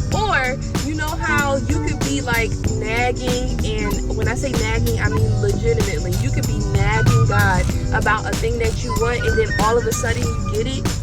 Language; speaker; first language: English; native; English